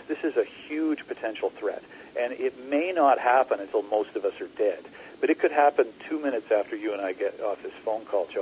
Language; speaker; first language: English; native; English